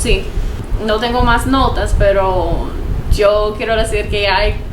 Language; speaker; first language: Spanish; non-native, learner; English